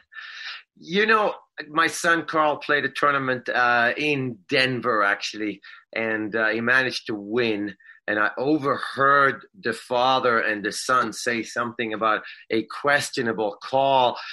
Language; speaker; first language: English; non-native, fluent; Swedish